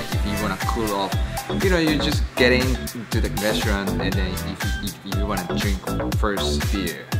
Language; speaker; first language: English; non-native, fluent; Japanese